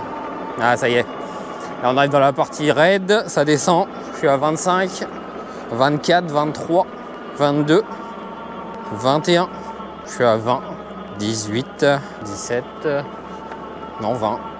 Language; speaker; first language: French; native; French